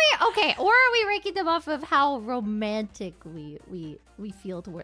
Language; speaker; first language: English; native; English